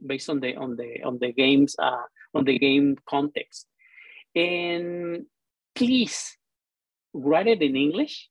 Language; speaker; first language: English; non-native, fluent; Spanish